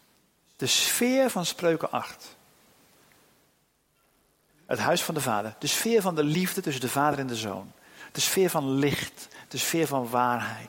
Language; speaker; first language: Dutch; native; Dutch